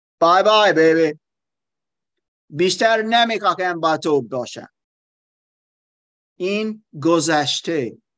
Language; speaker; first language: Persian; non-native, learner; German